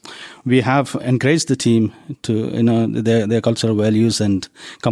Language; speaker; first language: English; non-native, local second language; Malayalam